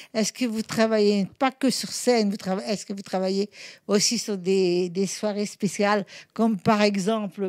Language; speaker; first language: French; native; French